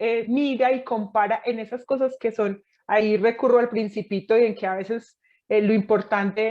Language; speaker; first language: Spanish; native; Spanish